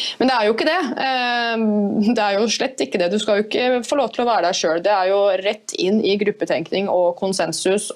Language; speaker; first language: Norwegian; native; Norwegian